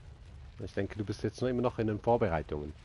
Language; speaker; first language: German; native; German